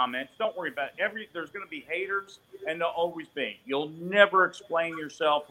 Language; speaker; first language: English; native; English